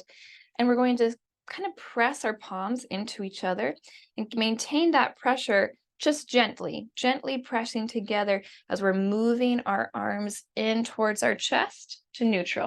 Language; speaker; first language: English; native; English